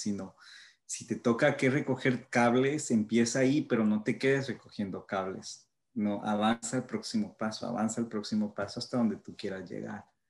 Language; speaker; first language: Spanish; early bilingual, heritage; Spanish